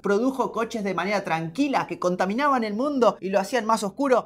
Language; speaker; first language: Spanish; native; Spanish